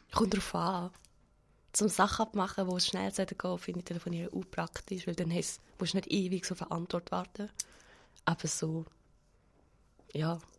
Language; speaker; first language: German; early bilingual, other home language; Spanish